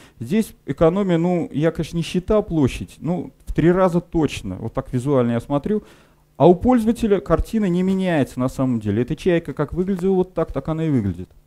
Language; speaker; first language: Russian; native; Russian